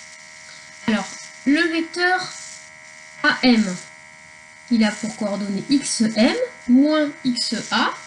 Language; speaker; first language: French; native; French